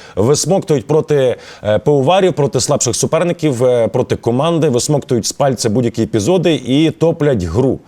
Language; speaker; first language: Ukrainian; native; Ukrainian